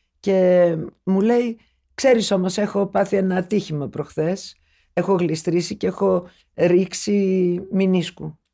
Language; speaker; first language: Greek; early bilingual, other home language; Turkish